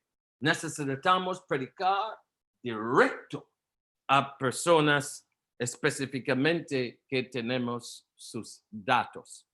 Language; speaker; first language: Spanish; non-native, learner; Portuguese